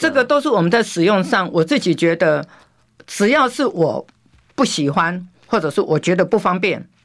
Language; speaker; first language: Chinese; native; Chinese